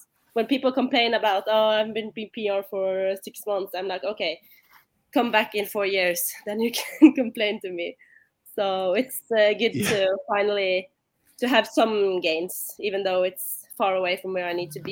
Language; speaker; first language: English; non-native, fluent; Norwegian